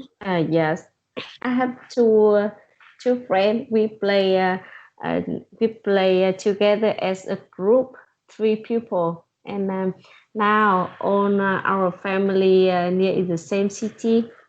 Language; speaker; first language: English; non-native, learner; Vietnamese